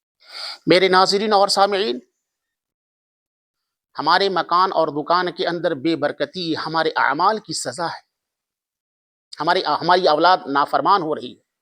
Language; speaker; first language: Urdu; native; Urdu